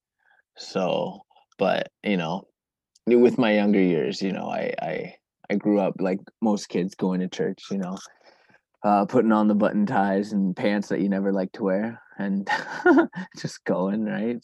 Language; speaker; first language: English; native; English